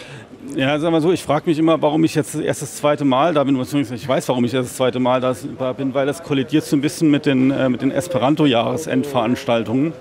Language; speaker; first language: German; native; German